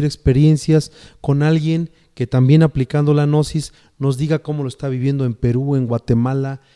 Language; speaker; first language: Spanish; native; Spanish